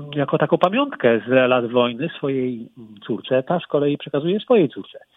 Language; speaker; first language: Polish; native; Polish